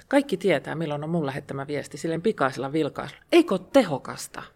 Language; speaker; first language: Finnish; native; Finnish